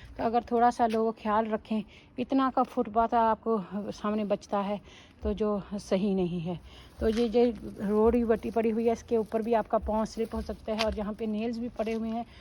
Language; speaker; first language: Urdu; non-native, local second language; Punjabi